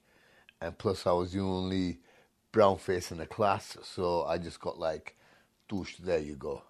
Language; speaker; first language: English; non-native, local second language; Punjabi